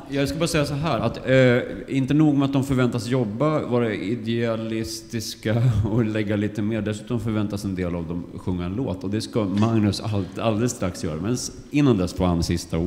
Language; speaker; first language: Swedish; native; Swedish